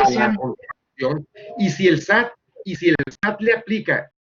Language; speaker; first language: Spanish; native; Spanish